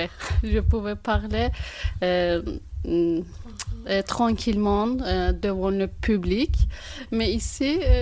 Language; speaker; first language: French; non-native, learner; Turkish